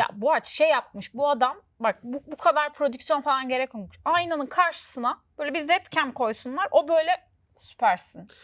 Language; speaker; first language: Turkish; native; Turkish